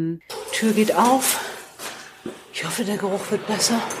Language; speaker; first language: German; native; German